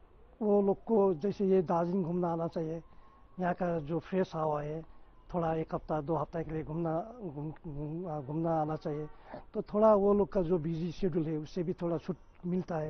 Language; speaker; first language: Hindi; non-native, local second language; Nepali